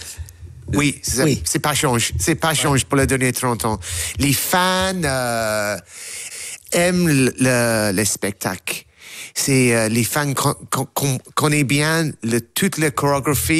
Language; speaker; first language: French; non-native, learner; English